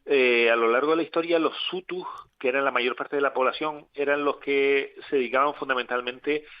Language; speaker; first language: Spanish; native; Spanish